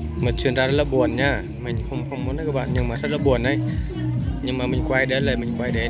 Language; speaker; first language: Vietnamese; non-native, local second language; Jarai